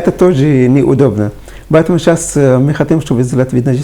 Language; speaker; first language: Russian; non-native, fluent; Arabic